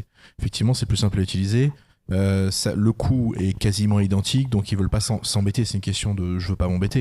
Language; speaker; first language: French; native; French